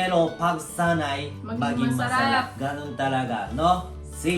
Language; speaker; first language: Filipino; non-native, learner; Japanese